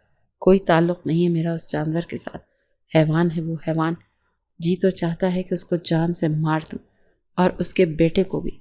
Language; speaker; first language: Urdu; native; Urdu